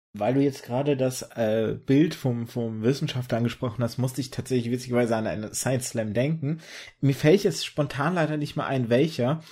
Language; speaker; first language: German; early bilingual, other home language; Russian